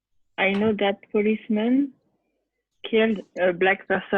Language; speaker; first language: English; non-native, learner; French